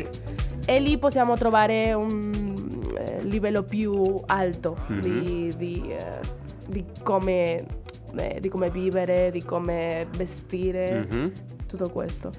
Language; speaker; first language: Italian; non-native, fluent; Spanish